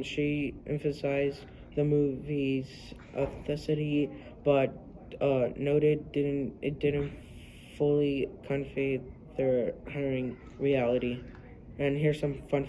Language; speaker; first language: English; native; English